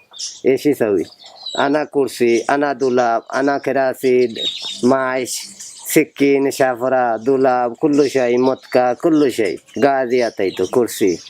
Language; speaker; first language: Arabic; non-native, learner; Bangla